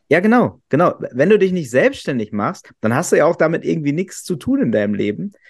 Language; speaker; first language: German; native; German